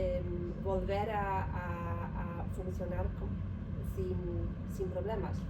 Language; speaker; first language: Spanish; non-native, learner; Polish